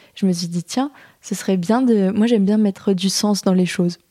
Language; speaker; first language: French; native; French